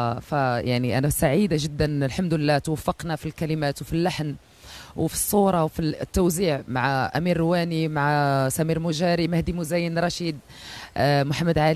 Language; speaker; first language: Arabic; native; Arabic